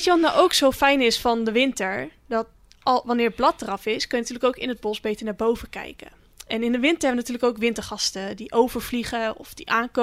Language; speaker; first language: Dutch; native; Dutch